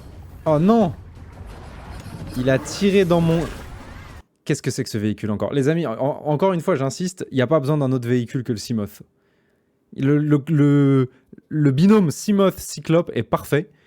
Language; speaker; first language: French; native; French